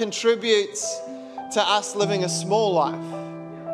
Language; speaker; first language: English; native; English